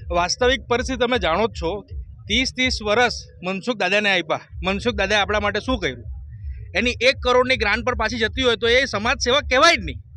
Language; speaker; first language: Gujarati; native; Gujarati